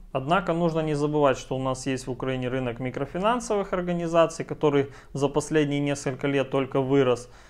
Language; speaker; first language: Russian; native; Russian